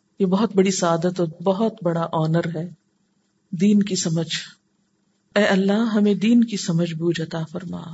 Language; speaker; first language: Urdu; native; Urdu